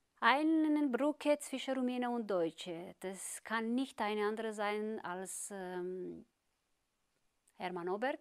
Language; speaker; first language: German; non-native, fluent; Romanian